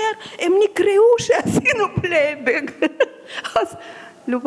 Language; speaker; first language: Hebrew; non-native, fluent; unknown